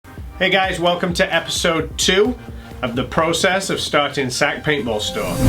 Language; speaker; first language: English; native; English